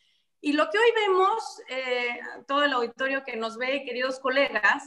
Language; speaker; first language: Spanish; native; Spanish